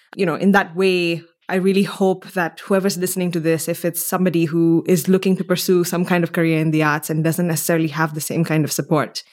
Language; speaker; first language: English; native; English